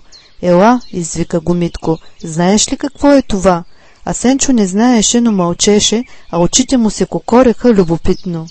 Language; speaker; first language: Bulgarian; native; Bulgarian